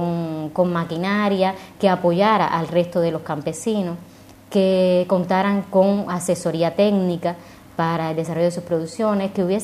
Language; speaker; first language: Spanish; native; Spanish